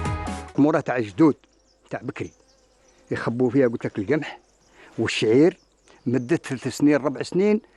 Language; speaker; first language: Arabic; native; Arabic